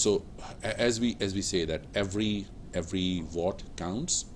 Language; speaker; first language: English; non-native, local second language; Urdu